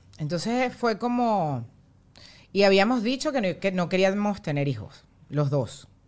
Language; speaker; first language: Spanish; native; Spanish